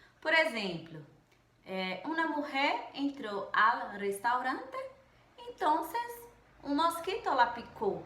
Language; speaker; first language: Spanish; non-native, fluent; Portuguese